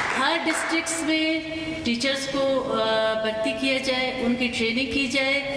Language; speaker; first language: Urdu; non-native, local second language; Brahui